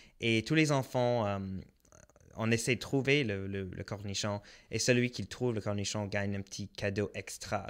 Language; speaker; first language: French; non-native, local second language; English